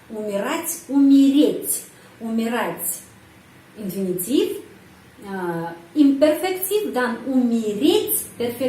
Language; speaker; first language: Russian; non-native, fluent; Indonesian